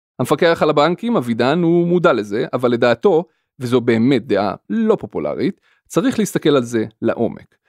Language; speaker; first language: Hebrew; native; Hebrew